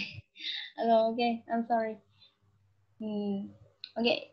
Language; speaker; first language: English; non-native, learner; Vietnamese